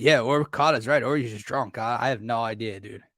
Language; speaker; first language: English; native; English